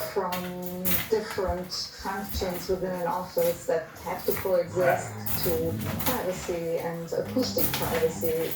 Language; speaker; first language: English; non-native, fluent; Italian